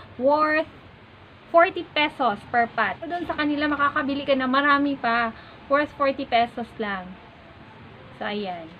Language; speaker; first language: Filipino; non-native, local second language; Cebuano